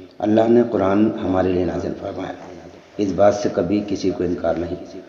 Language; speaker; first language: Urdu; native; Urdu